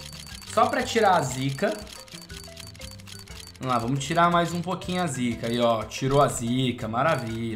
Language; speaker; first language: Portuguese; native; Portuguese